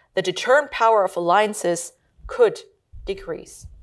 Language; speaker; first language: English; early bilingual, heritage; German